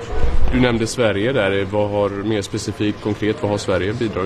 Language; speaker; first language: Swedish; native; Swedish